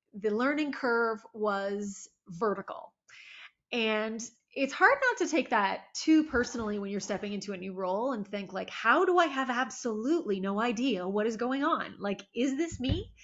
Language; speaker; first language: English; native; English